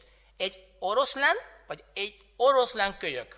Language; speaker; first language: Hungarian; non-native, learner; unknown